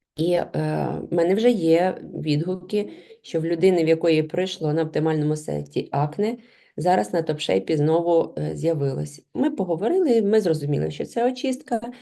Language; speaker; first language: Ukrainian; non-native, local second language; Russian